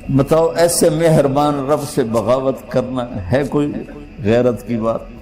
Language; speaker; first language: Urdu; non-native, local second language; Punjabi